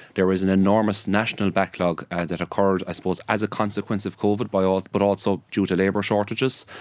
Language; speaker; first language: English; native; English